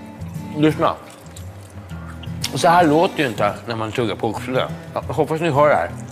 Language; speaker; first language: Swedish; native; Swedish